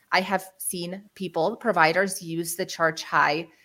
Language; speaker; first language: English; early bilingual, other home language; Ukrainian